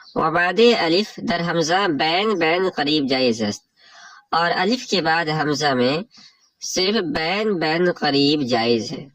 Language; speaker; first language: Urdu; native; Urdu